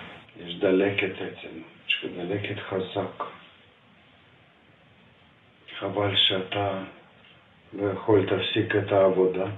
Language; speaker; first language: Hebrew; non-native, fluent; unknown